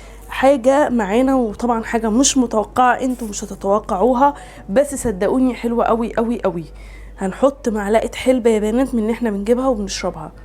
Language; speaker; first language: Arabic; native; Arabic